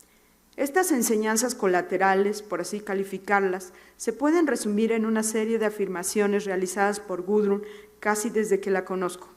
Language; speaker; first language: Spanish; native; Spanish